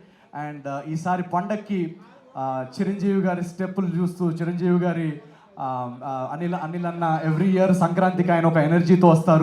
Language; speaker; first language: Telugu; native; Telugu